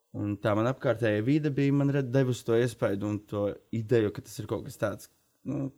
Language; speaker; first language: Latvian; native; Latvian